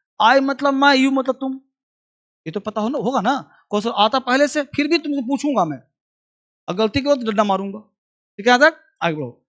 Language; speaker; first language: Hindi; non-native, local second language; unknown